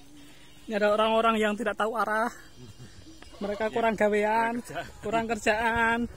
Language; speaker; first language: Indonesian; native; Indonesian